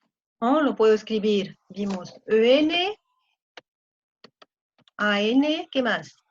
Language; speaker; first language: Spanish; non-native, fluent; French